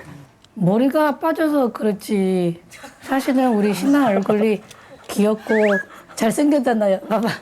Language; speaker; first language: Korean; non-native, learner; Chinese